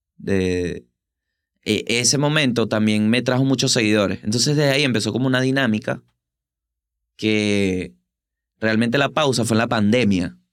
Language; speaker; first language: Spanish; native; Spanish